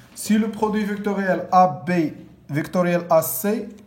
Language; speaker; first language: French; non-native, local second language; Arabic